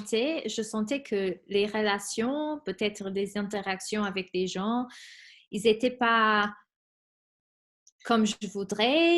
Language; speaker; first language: French; non-native, fluent; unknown